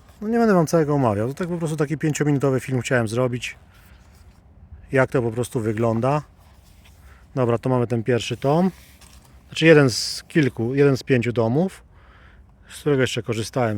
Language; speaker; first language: Polish; native; Polish